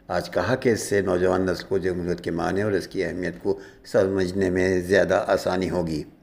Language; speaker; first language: Urdu; native; Urdu